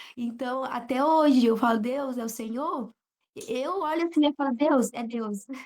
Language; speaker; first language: Portuguese; native; Portuguese